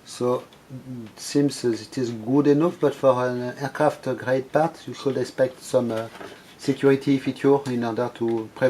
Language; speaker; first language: English; non-native, fluent; French